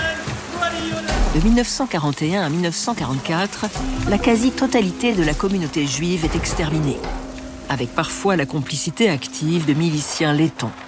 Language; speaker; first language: French; native; French